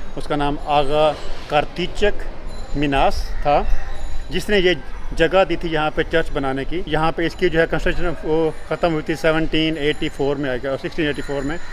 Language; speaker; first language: Urdu; non-native, local second language; Punjabi